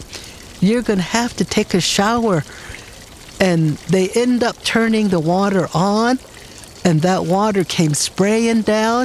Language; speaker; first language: English; native; English